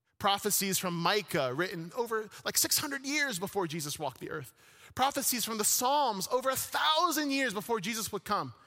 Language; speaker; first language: English; early bilingual, other home language; Arabic